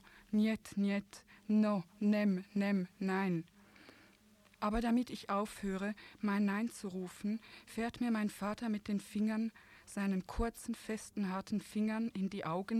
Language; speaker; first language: German; native; German